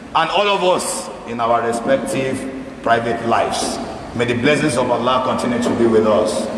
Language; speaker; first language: English; non-native, local second language; Yoruba